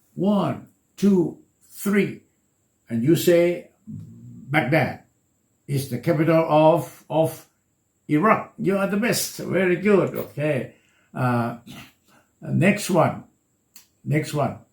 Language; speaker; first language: English; non-native, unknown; Thai